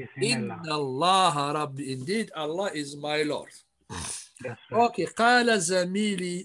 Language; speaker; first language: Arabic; non-native, fluent; English